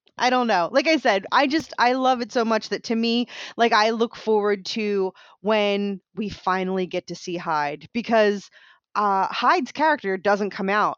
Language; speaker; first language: English; native; English